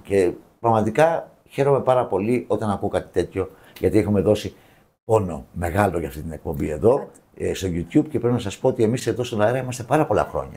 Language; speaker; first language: Greek; native; Greek